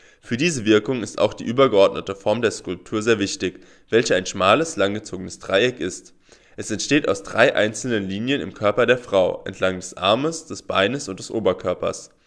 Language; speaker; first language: German; native; German